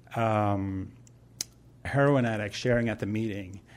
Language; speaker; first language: English; native; English